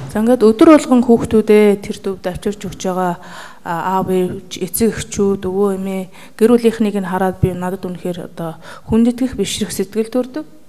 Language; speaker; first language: Mongolian; native; Mongolian